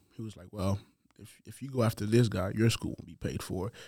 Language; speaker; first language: English; non-native, fluent; Haitian Creole